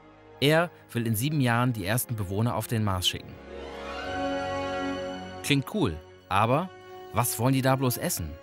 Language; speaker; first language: German; native; German